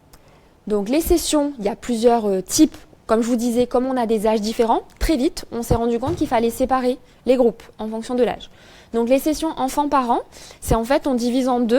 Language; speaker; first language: French; native; French